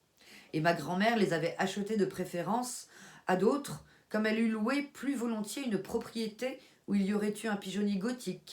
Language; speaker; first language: French; native; French